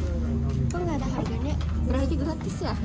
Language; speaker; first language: Indonesian; non-native, fluent; Japanese